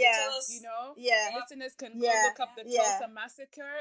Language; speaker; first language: English; non-native, local second language; Ganda